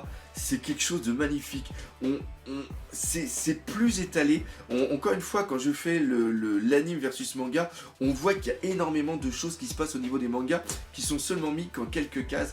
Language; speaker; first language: French; native; French